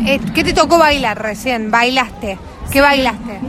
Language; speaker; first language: Spanish; native; Spanish